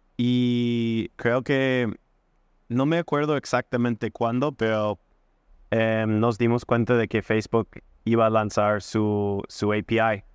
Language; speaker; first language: Spanish; non-native, fluent; English